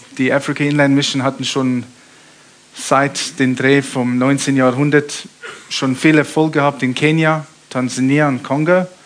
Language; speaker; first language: German; early bilingual, heritage; German